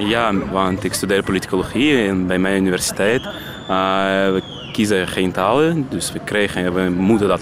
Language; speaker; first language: Dutch; non-native, learner; Russian